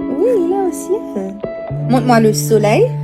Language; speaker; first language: French; non-native, local second language; Haitian Creole